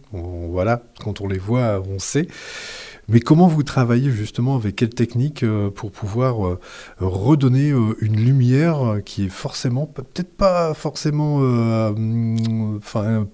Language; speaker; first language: French; native; French